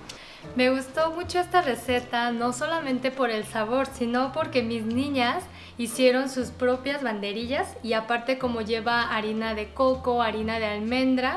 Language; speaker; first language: Spanish; non-native, fluent; Korean